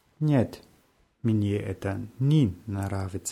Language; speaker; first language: Russian; non-native, learner; German